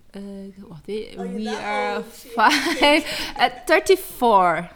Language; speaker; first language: English; early bilingual, heritage; English